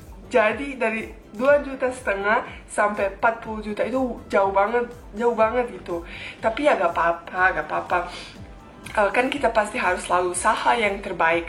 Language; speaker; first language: Indonesian; non-native, fluent; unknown